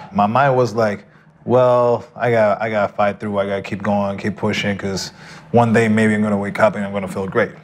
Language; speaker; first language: English; non-native, fluent; Spanish